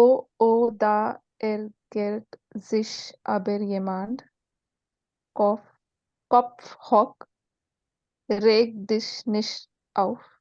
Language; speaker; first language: German; non-native, learner; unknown